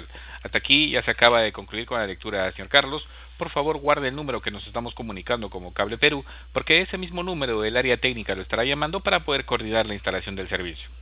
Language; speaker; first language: Spanish; native; Spanish